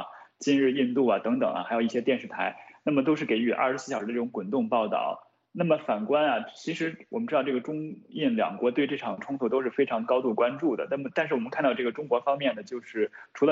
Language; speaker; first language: Chinese; native; Chinese